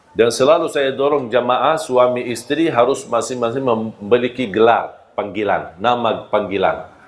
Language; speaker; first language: Malay; non-native, fluent; Arabic